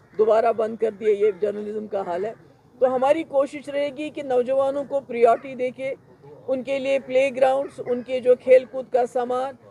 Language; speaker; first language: Urdu; non-native, local second language; Kashmiri